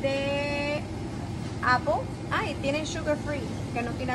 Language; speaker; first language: Spanish; early bilingual, heritage; Spanish